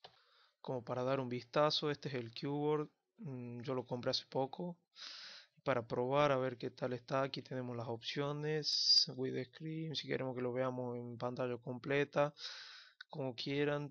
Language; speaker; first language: Spanish; native; Spanish